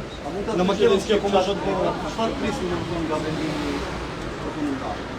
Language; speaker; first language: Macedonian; non-native, local second language; Albanian